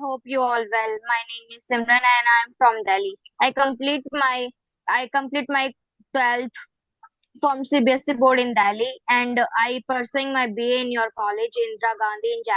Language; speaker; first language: English; non-native, learner; Hindi